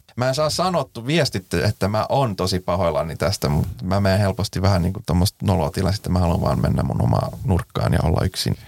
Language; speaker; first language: Finnish; non-native, local second language; Swedish